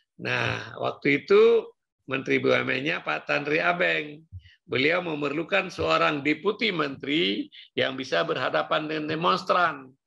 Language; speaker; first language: Indonesian; non-native, local second language; Achinese